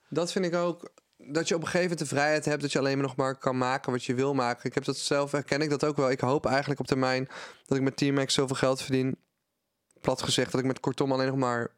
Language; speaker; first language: Dutch; native; Dutch